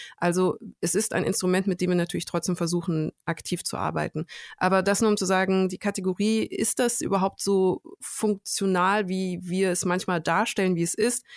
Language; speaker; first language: German; native; German